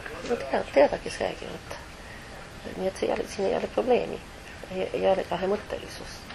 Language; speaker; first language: Estonian; non-native, fluent; French